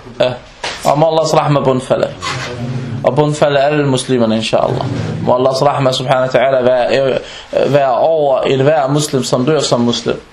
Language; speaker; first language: Danish; non-native, fluent; Arabic